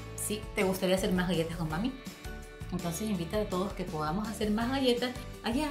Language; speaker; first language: Spanish; native; Spanish